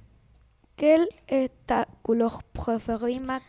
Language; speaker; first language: French; non-native, learner; Spanish